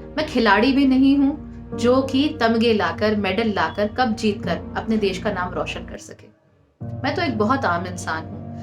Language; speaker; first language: Hindi; native; Hindi